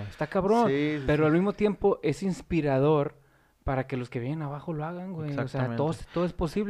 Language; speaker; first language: Spanish; native; Spanish